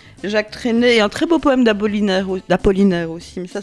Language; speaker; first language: French; native; French